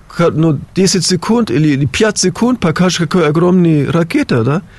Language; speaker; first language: Russian; non-native, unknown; German